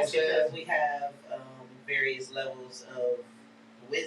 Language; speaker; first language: English; native; English